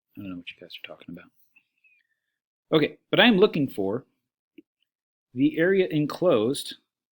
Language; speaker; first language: English; native; English